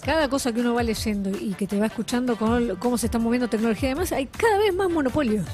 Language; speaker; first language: Spanish; native; Spanish